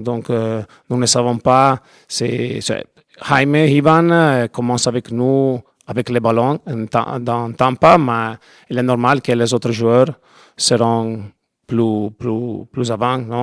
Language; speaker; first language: French; non-native, learner; Italian